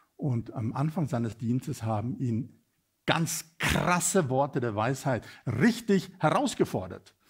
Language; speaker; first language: German; non-native, fluent; Afrikaans